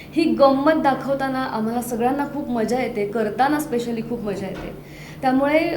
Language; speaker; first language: Marathi; native; Marathi